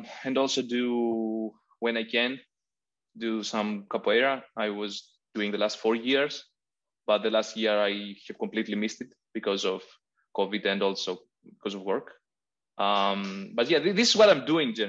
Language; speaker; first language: English; non-native, fluent; Greek